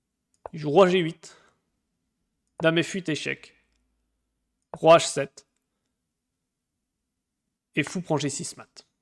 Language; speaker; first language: French; native; French